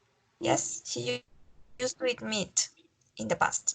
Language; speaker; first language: English; non-native, fluent; Spanish